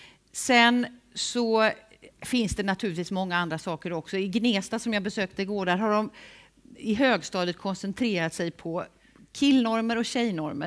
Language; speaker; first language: Swedish; native; Swedish